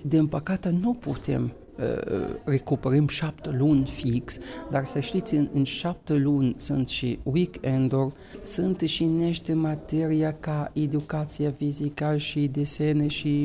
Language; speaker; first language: Romanian; non-native, fluent; Arabic